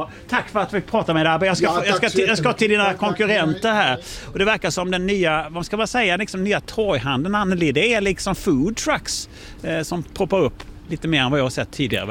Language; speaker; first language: Swedish; native; Swedish